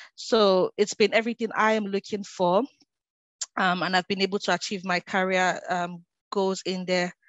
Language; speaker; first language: English; non-native, local second language; Yoruba